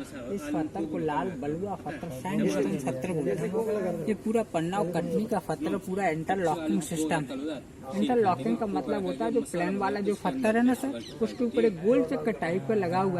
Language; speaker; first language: Hindi; native; Hindi